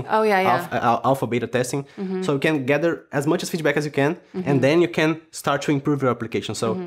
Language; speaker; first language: English; non-native, fluent; Portuguese